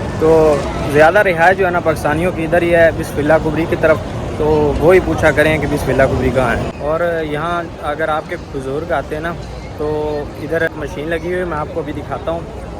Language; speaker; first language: Urdu; non-native, local second language; Punjabi